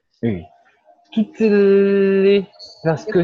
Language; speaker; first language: French; non-native, fluent; Portuguese